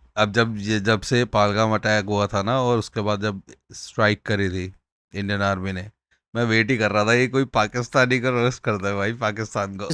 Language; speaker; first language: Hindi; native; Hindi